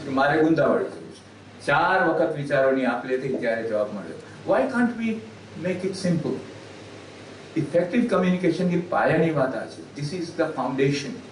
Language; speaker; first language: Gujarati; early bilingual, heritage; Gujarati